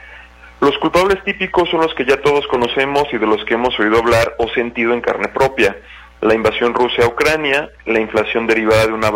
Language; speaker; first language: Spanish; native; Spanish